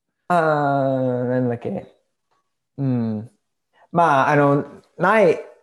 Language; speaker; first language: Japanese; non-native, learner; English